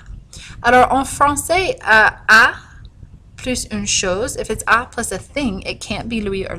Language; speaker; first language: French; non-native, fluent; English